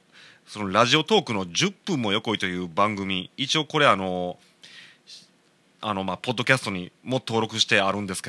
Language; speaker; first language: Japanese; native; Japanese